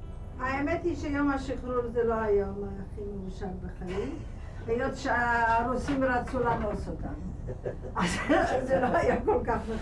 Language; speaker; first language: Hebrew; non-native, fluent; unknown